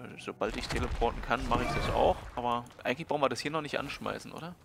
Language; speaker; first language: German; native; German